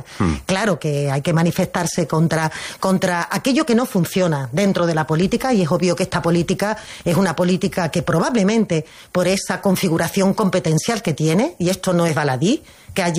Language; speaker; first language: Spanish; native; Spanish